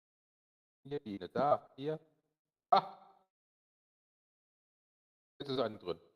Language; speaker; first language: German; native; German